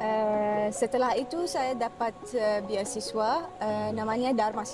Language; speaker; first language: Indonesian; non-native, fluent; Arabic